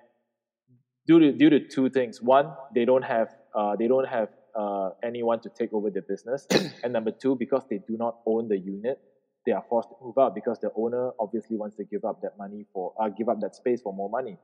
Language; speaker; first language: English; non-native, local second language; Min Nan Chinese